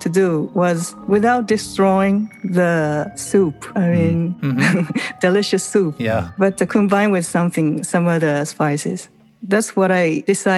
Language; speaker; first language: English; non-native, fluent; Japanese